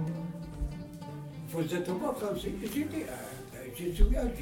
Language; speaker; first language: French; non-native, local second language; Arabic